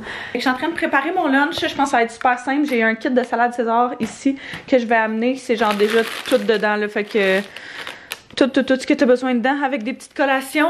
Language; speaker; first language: French; native; French